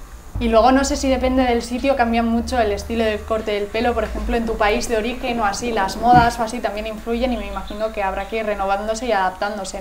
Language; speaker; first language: Spanish; native; Spanish